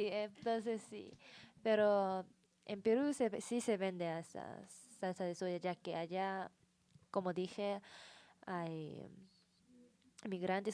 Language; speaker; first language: Spanish; non-native, learner; Japanese